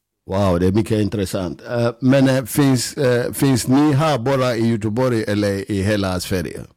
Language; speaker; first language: Swedish; non-native, fluent; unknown